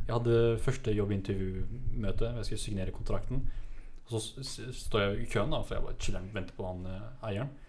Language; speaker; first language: Norwegian; early bilingual, other home language; Kurdish